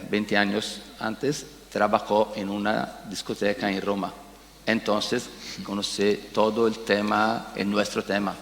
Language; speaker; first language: Spanish; non-native, learner; Italian